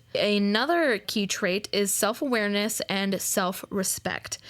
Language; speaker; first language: English; native; English